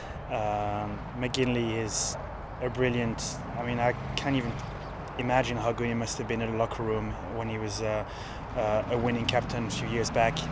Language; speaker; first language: English; non-native, fluent; French